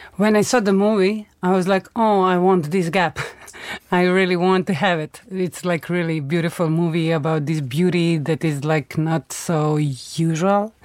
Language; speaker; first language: English; non-native, fluent; Macedonian